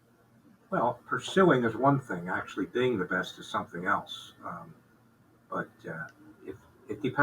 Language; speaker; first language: English; native; English